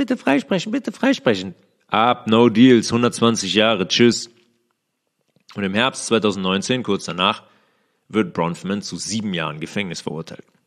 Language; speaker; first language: German; native; German